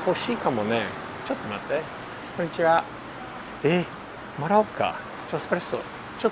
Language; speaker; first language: Japanese; non-native, fluent; English